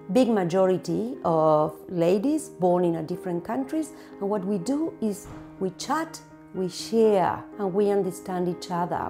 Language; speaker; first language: English; non-native, fluent; Spanish